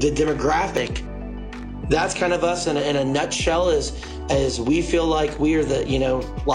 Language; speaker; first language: English; native; English